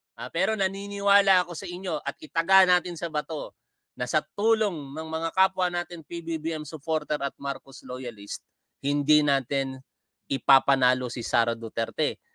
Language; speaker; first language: Filipino; native; Filipino